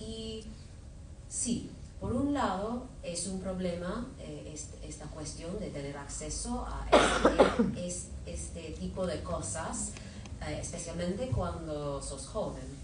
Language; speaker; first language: Spanish; non-native, fluent; English